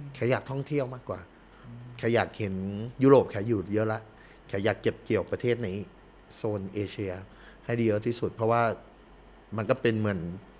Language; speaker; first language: Thai; early bilingual, heritage; Thai